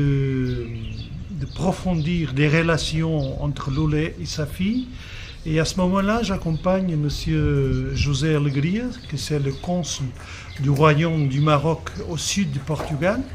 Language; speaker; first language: French; non-native, fluent; Portuguese